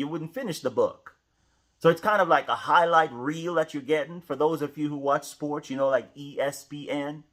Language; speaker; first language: English; native; English